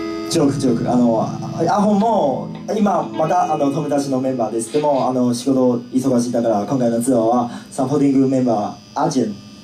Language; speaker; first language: Japanese; non-native, learner; Chinese